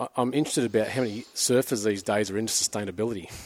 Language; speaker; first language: English; native; English